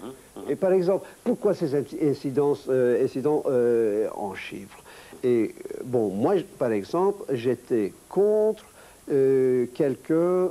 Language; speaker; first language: French; non-native, fluent; Turkish